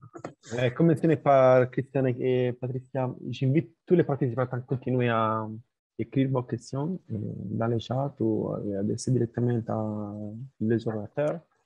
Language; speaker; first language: French; non-native, learner; Spanish